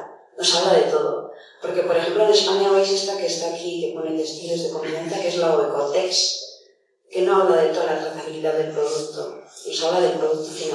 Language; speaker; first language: Spanish; native; Spanish